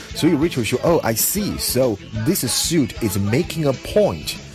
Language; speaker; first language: English; non-native, fluent; Chinese